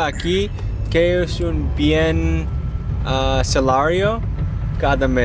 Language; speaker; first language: Spanish; non-native, learner; English